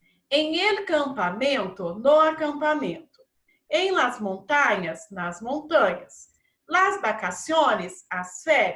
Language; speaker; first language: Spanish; non-native, fluent; Portuguese